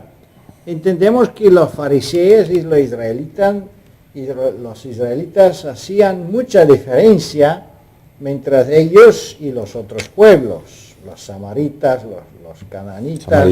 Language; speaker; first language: Spanish; non-native, fluent; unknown